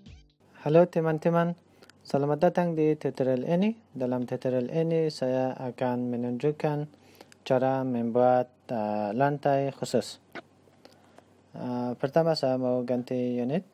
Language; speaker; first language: Indonesian; non-native, learner; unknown